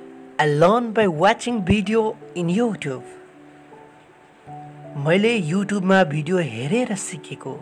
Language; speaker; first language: English; non-native, learner; Nepali